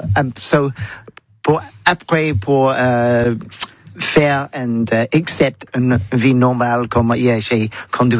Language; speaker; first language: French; non-native, learner; English